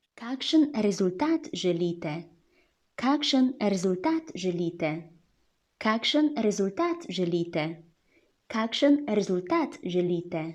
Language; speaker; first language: Slovenian; non-native, fluent; Chinese